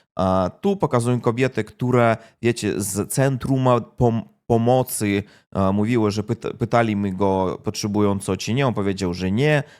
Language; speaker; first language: Polish; non-native, fluent; Russian